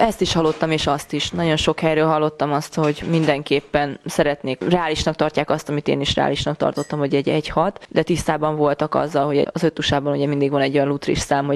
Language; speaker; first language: Hungarian; native; Hungarian